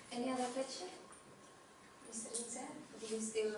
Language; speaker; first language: English; non-native, learner; Indonesian